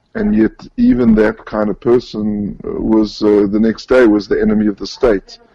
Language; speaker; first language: English; native; English